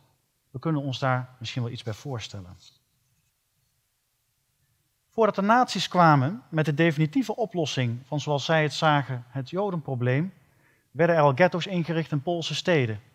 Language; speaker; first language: Dutch; native; Dutch